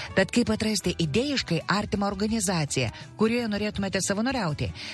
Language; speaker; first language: Lithuanian; native; Lithuanian